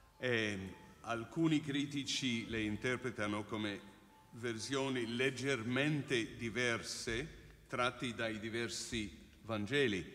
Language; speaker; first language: Italian; non-native, fluent; English